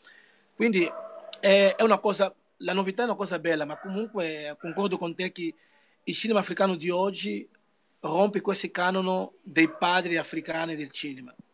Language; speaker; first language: Italian; non-native, learner; Portuguese